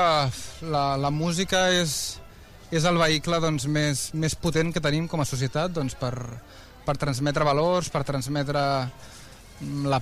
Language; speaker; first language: Catalan; native; Catalan